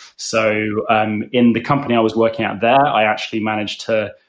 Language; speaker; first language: English; native; English